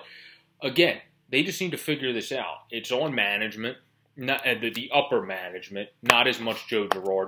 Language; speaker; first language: English; native; English